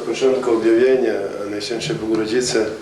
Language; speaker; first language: Polish; non-native, learner; Ukrainian